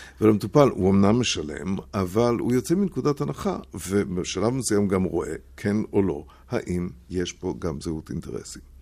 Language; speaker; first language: Hebrew; non-native, fluent; German